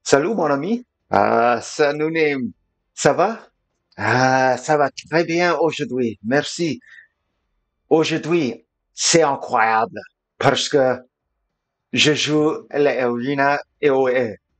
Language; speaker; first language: French; non-native, learner; English